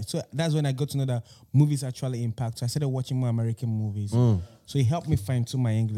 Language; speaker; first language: English; non-native, local second language; Igbo